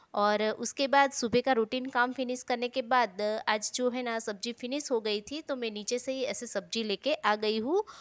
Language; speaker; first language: Hindi; non-native, local second language; Gujarati